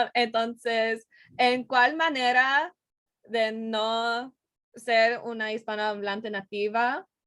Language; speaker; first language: Spanish; non-native, learner; English